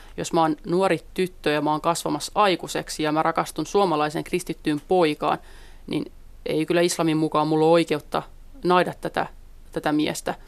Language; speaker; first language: Finnish; early bilingual, other home language; Central Kurdish